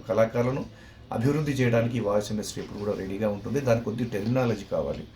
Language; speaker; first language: Telugu; native; Telugu